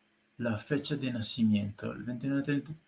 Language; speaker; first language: Spanish; non-native, learner; Italian